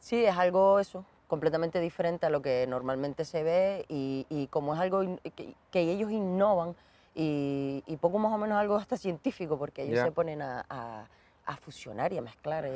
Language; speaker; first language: Spanish; native; Spanish